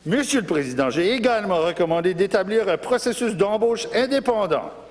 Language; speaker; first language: French; non-native, local second language; English